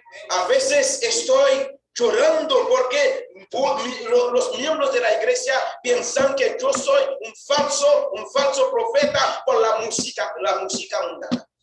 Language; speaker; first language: Spanish; non-native, fluent; Haitian Creole